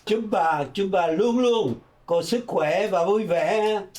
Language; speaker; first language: Vietnamese; non-native, fluent; French